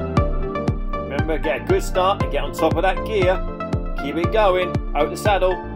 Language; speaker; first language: English; native; English